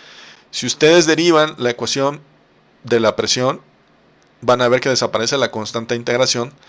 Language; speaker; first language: Spanish; native; Spanish